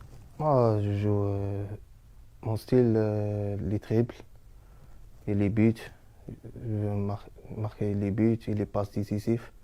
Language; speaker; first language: French; non-native, learner; Arabic